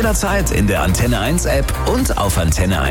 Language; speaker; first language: German; native; German